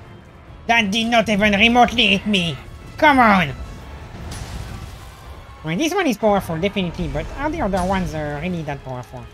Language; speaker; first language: English; non-native, fluent; French